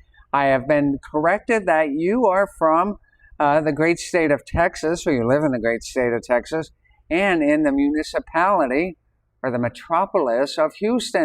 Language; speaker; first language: English; native; English